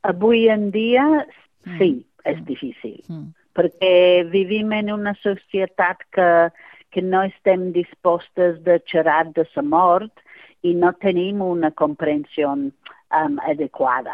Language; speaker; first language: Catalan; non-native, fluent; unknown